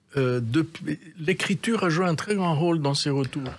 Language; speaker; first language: French; native; French